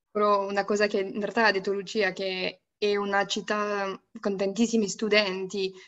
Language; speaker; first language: Italian; non-native, fluent; French